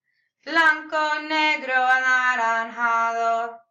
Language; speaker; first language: Spanish; non-native, learner; English